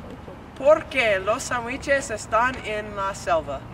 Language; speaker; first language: Spanish; non-native, learner; English